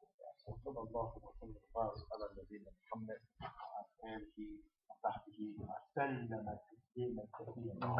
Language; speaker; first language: Arabic; non-native, fluent; English